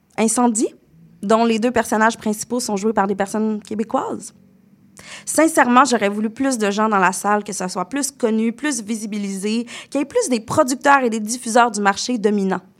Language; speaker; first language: French; native; French